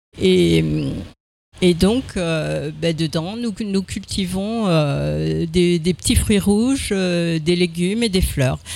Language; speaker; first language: French; native; French